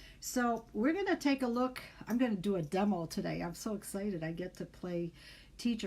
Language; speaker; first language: English; native; English